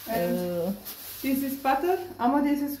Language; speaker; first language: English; non-native, learner; Turkish